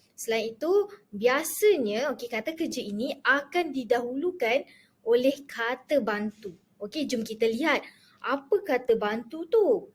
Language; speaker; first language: Malay; native; Malay